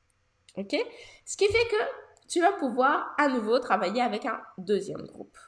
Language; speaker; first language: French; native; French